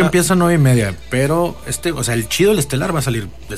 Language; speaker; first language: Spanish; native; Spanish